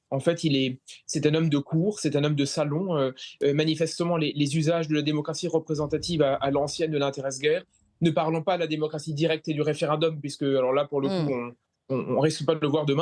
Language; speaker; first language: French; native; French